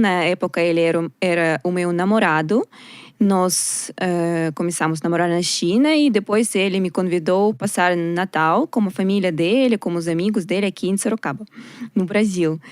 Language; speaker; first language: Portuguese; non-native, learner; Russian